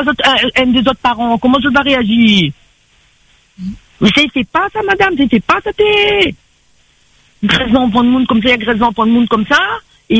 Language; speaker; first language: French; non-native, local second language; Réunion Creole French